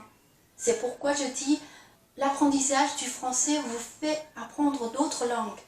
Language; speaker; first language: French; non-native, fluent; Chinese